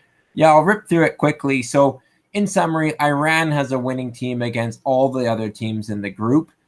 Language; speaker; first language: English; native; English